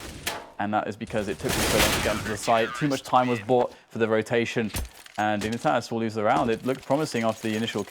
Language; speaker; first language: English; native; English